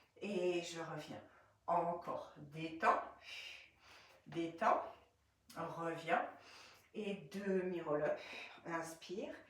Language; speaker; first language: French; native; French